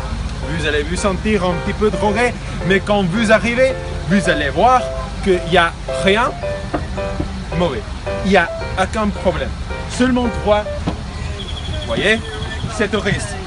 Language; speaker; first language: French; non-native, learner; Spanish